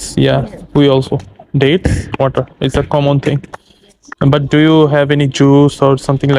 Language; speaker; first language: English; non-native, learner; Bangla